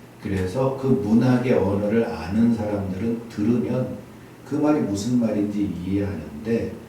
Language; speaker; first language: Korean; native; Korean